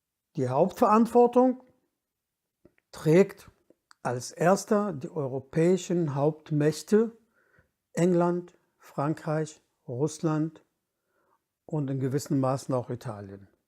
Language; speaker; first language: German; non-native, fluent; Kurdish